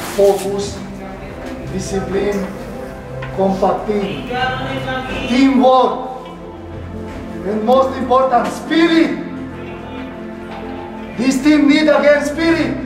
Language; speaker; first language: English; non-native, learner; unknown